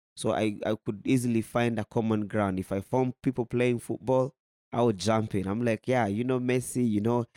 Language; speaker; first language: English; non-native, local second language; Ganda